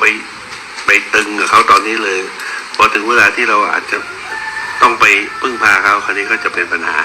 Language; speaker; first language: Thai; native; Thai